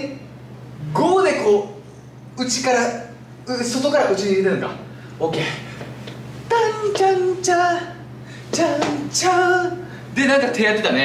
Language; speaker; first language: Japanese; native; Japanese